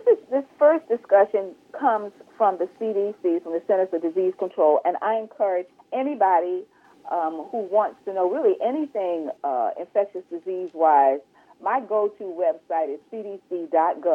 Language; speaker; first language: English; native; English